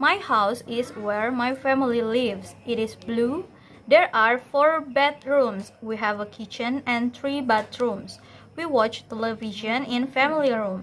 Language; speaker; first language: English; non-native, fluent; Indonesian